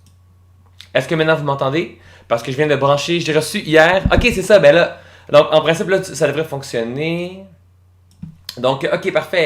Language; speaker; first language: French; native; French